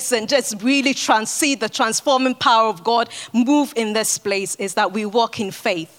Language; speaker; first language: English; non-native, local second language; Akan